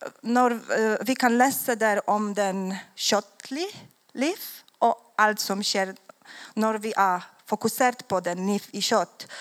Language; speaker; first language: Swedish; non-native, learner; Polish